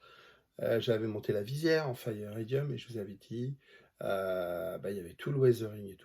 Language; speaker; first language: French; native; French